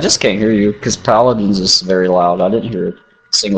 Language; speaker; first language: English; native; English